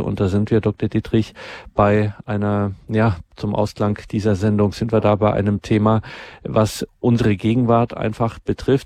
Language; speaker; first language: German; native; German